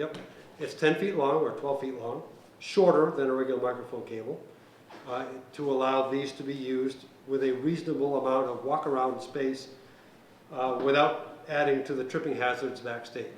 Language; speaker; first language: English; native; English